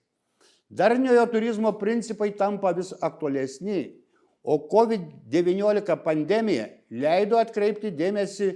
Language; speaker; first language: Lithuanian; native; Lithuanian